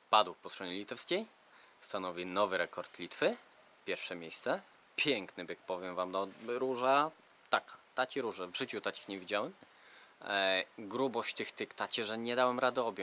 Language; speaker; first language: Polish; native; Polish